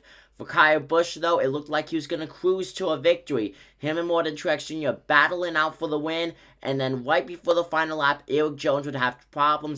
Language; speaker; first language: English; native; English